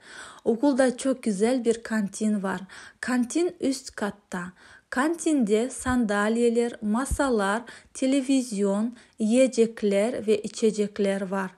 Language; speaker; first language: Turkish; non-native, fluent; Kazakh